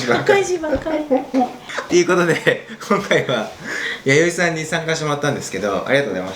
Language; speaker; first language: Japanese; native; Japanese